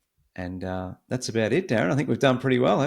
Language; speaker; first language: English; native; English